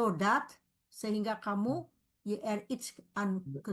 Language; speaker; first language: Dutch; non-native, fluent; Indonesian